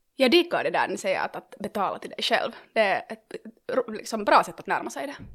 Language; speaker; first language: Swedish; native; Swedish